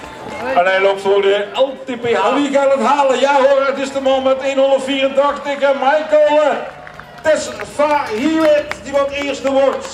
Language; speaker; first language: Dutch; native; Dutch